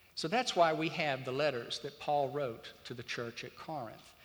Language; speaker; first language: English; native; English